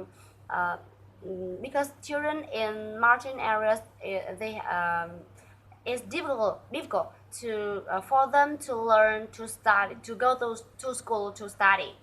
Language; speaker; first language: English; non-native, learner; Vietnamese